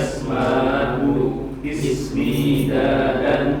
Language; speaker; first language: Arabic; non-native, learner; Indonesian